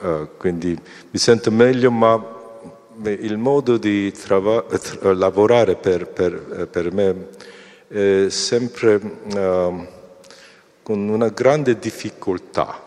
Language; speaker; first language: Italian; non-native, fluent; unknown